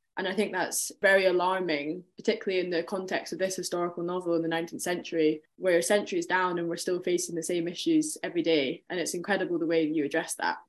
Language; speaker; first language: English; native; English